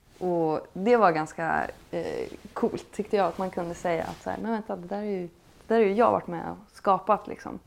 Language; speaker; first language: Swedish; native; Swedish